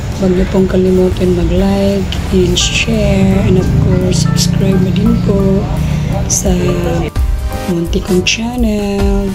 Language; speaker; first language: Filipino; non-native, local second language; Cebuano